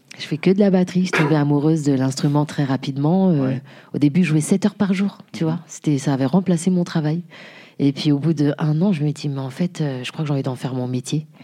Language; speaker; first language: French; early bilingual, other home language; Haitian Creole